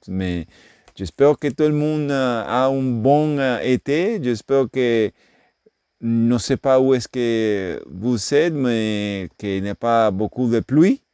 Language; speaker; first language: French; non-native, learner; English